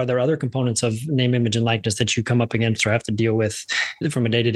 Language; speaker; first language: English; native; English